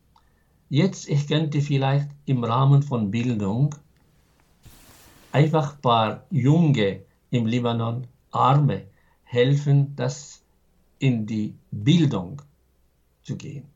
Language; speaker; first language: German; non-native, fluent; Arabic